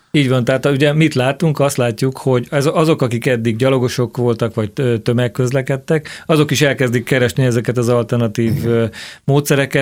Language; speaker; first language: Hungarian; native; Hungarian